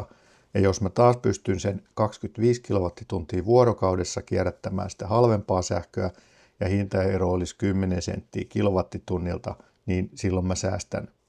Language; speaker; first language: Finnish; native; Finnish